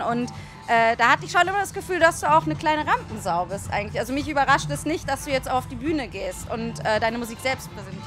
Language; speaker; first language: German; native; German